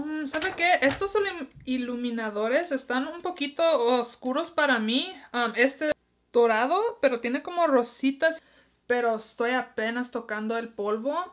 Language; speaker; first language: Spanish; early bilingual, heritage; Spanish